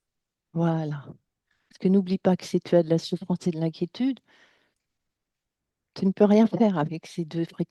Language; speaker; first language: French; native; French